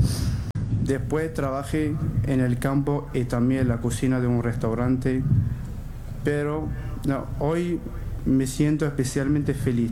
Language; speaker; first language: Spanish; non-native, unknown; Arabic